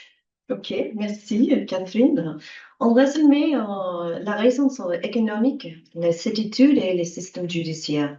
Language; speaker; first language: French; non-native, learner; English